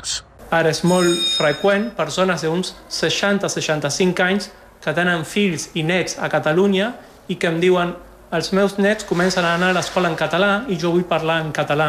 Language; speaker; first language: Catalan; non-native, fluent; Spanish